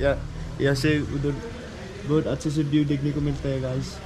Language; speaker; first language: Hindi; non-native, local second language; Bodo